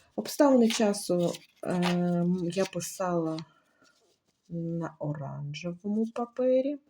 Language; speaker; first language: Ukrainian; native; Ukrainian